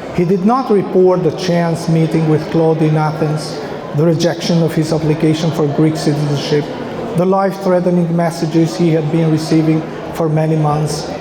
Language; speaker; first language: English; non-native, fluent; Albanian